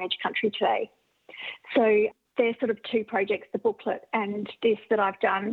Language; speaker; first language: English; native; English